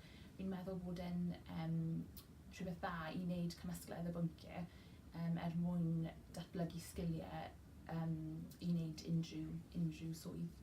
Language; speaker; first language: Welsh; non-native, local second language; English